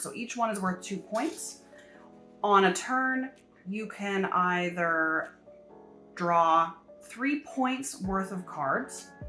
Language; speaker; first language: English; native; English